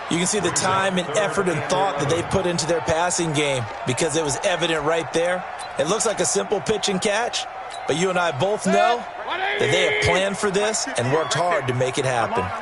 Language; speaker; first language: English; native; English